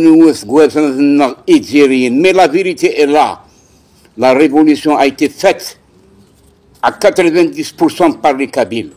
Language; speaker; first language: French; non-native, local second language; Kabyle